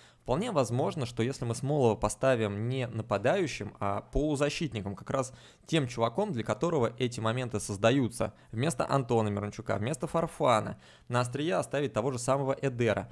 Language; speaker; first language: Russian; native; Russian